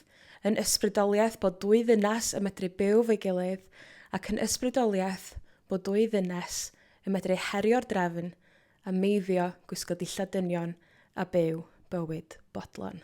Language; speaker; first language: Welsh; native; Welsh